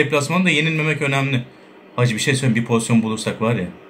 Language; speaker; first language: Turkish; native; Turkish